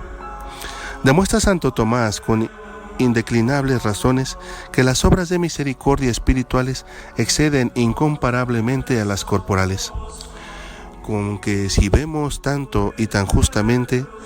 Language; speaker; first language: Spanish; native; Spanish